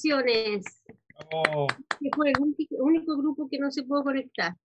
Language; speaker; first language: Spanish; native; Spanish